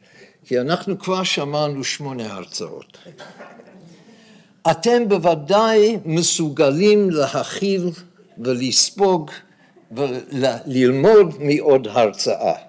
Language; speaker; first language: Hebrew; non-native, fluent; English